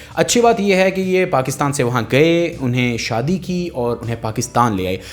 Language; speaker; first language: Urdu; native; Urdu